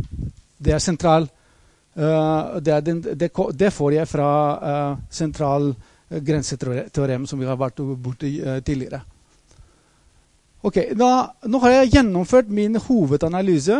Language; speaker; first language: Norwegian; non-native, fluent; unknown